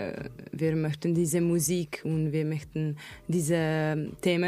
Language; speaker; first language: German; non-native, learner; Slovenian